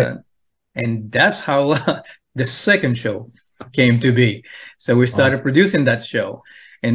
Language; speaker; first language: English; non-native, fluent; Spanish